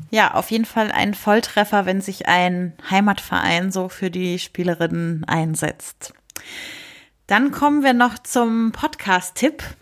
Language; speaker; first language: German; native; German